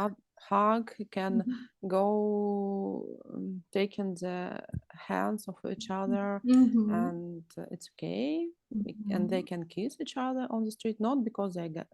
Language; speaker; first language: English; non-native, learner; Russian